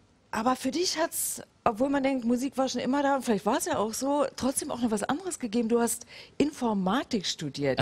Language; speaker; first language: German; native; German